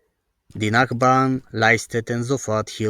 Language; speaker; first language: German; non-native, fluent; Macedonian